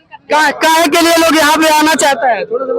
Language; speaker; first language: Hindi; native; Hindi